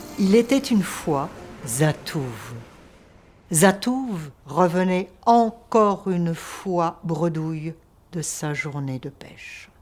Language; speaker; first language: French; native; French